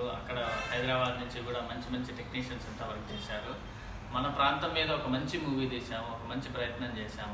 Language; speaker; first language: Telugu; native; Telugu